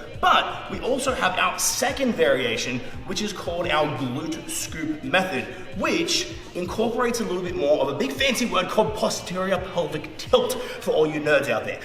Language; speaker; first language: English; native; English